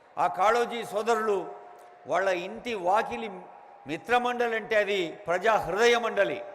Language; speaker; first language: Telugu; native; Telugu